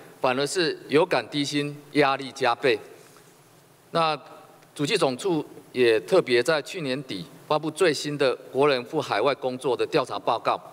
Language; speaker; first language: Chinese; native; Chinese